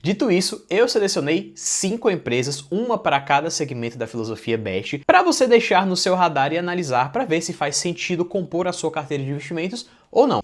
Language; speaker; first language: Portuguese; native; Portuguese